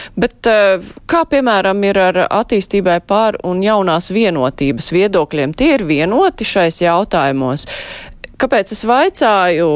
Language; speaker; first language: Latvian; native; Latvian